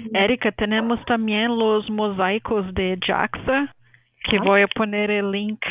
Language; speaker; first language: Spanish; non-native, fluent; Portuguese